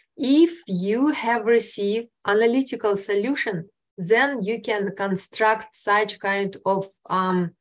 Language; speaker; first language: English; non-native, fluent; Russian